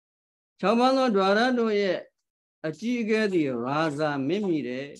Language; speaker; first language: Burmese; native; Burmese